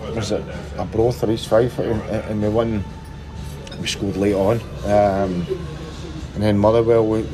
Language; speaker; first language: English; native; English